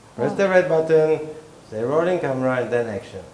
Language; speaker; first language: English; non-native, fluent; Hebrew